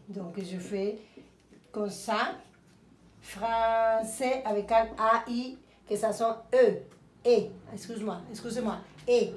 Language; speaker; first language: French; non-native, fluent; Spanish